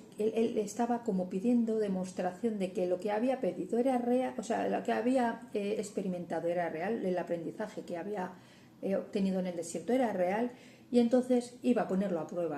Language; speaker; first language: Spanish; native; Spanish